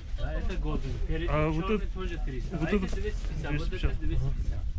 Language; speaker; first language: Russian; non-native, local second language; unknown